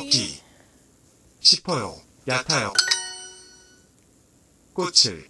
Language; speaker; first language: Korean; non-native, learner; English